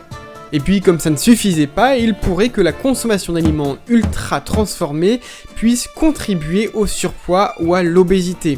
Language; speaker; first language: French; native; French